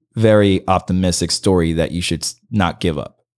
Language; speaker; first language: English; early bilingual, other home language; Spanish